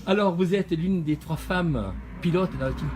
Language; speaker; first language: French; native; French